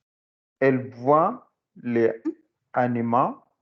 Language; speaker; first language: French; non-native, learner; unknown